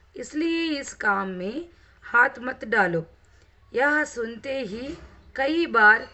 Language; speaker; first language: Hindi; non-native, local second language; Telugu